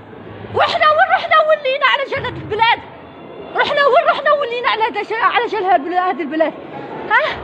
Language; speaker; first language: Arabic; native; Arabic